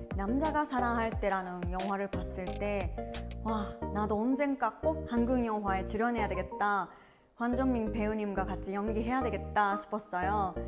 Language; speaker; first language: Korean; non-native, fluent; Japanese